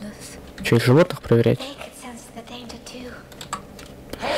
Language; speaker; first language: Russian; native; Russian